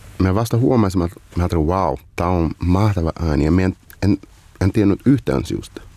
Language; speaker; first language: Finnish; non-native, fluent; Portuguese